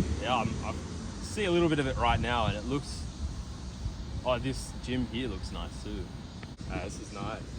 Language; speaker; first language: English; native; English